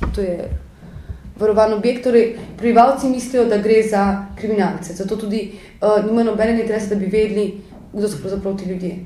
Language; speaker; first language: Slovenian; native; Slovenian